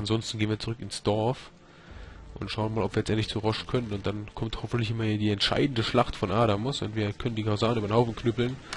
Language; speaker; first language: German; native; German